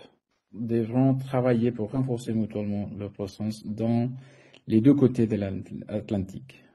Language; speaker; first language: French; non-native, fluent; Spanish